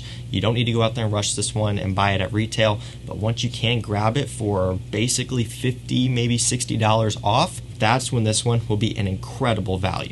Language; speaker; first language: English; native; English